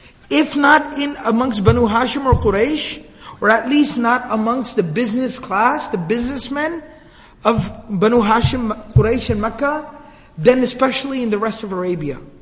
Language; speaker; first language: English; native; English